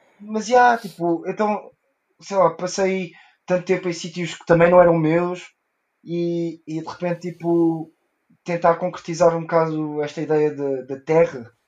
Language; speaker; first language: Portuguese; early bilingual, heritage; Portuguese